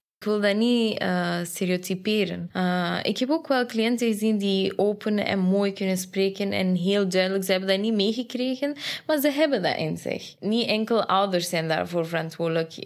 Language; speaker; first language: Dutch; non-native, fluent; Persian